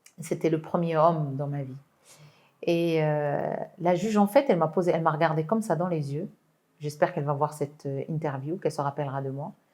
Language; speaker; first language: French; non-native, local second language; Arabic